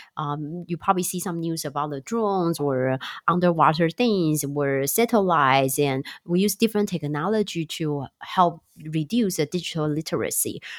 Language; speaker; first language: English; non-native, fluent; Chinese